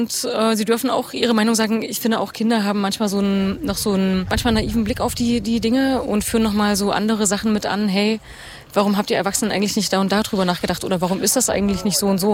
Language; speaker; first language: German; native; German